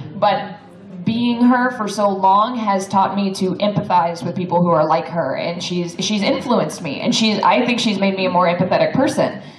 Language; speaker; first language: English; native; English